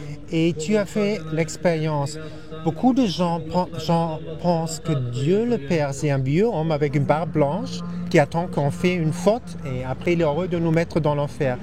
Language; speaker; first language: French; non-native, fluent; German